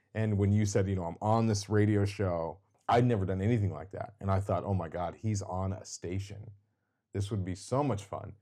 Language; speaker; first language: English; native; English